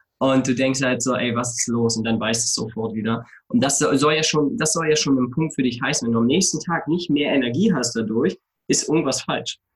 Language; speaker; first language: German; native; German